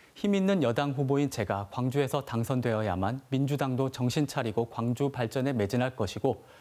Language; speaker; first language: Korean; native; Korean